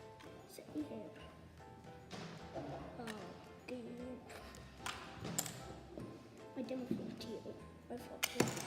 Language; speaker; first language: Welsh; non-native, local second language; English